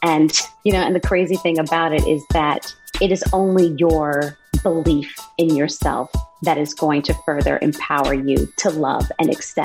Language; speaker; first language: English; native; English